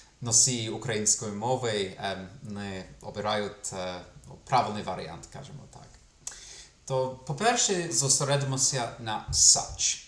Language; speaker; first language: Ukrainian; non-native, fluent; English